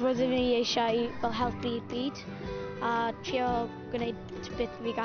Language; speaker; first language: Welsh; non-native, local second language; English